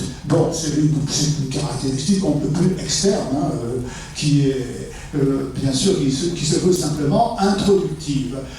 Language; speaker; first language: French; native; French